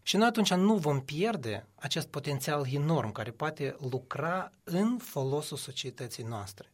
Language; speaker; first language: Romanian; non-native, local second language; Russian